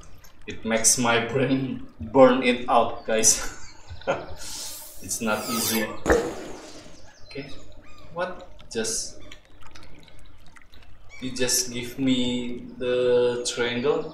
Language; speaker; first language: English; non-native, learner; Indonesian